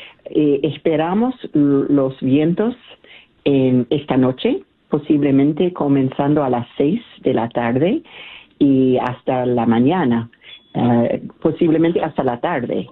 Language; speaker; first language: Spanish; early bilingual, heritage; Spanish